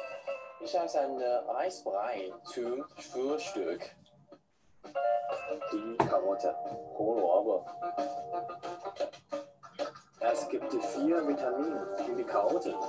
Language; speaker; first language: German; non-native, learner; Chinese